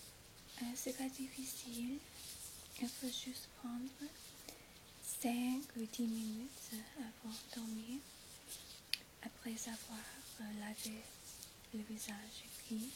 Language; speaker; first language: French; non-native, fluent; English